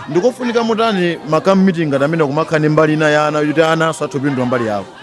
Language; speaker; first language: Nyanja; native; Nyanja